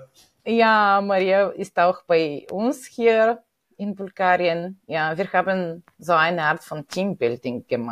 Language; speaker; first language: German; non-native, fluent; Bulgarian